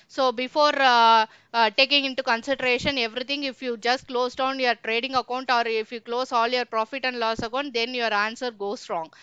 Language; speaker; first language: English; non-native, local second language; Tamil